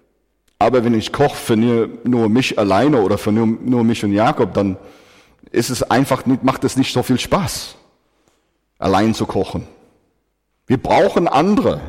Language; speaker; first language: German; non-native, fluent; English